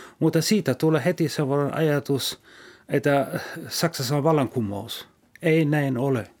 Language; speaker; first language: Finnish; non-native, fluent; German